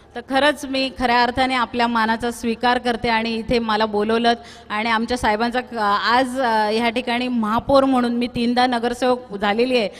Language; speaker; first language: Marathi; non-native, local second language; Tulu